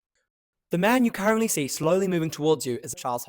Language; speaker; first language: English; native; English